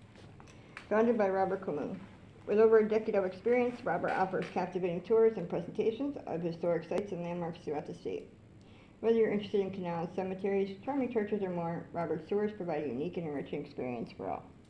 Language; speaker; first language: English; native; English